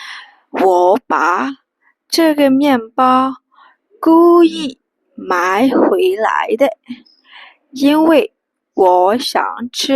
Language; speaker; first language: Chinese; non-native, fluent; Burmese